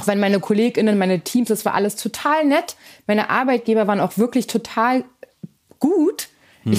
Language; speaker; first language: German; native; German